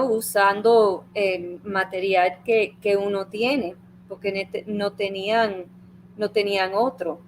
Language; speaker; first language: Spanish; early bilingual, heritage; Spanish